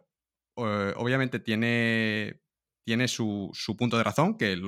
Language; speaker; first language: Spanish; native; Spanish